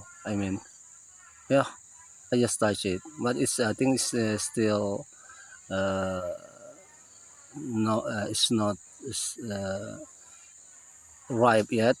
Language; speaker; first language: English; non-native, learner; Indonesian